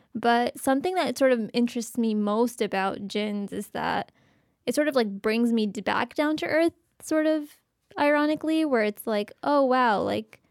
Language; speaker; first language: English; early bilingual, other home language; Urdu